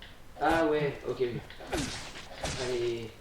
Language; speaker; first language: French; native; French